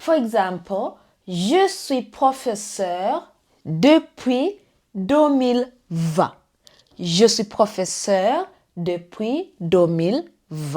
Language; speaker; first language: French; non-native, fluent; English